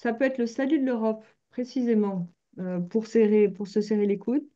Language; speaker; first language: French; native; French